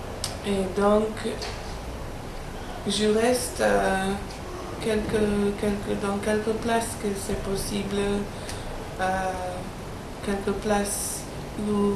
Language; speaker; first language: French; non-native, learner; English